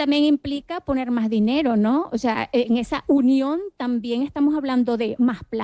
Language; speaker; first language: Spanish; native; Spanish